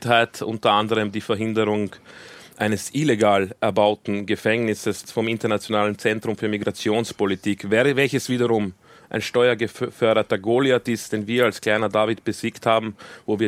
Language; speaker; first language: German; early bilingual, other home language; Croatian